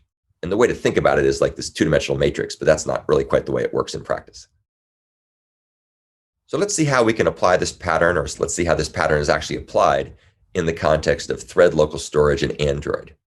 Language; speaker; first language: English; native; English